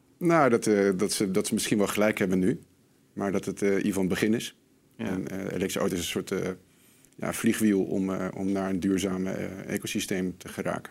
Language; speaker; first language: Dutch; native; Dutch